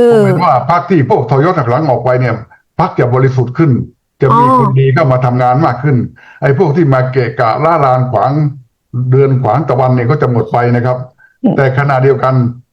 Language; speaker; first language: Thai; native; Thai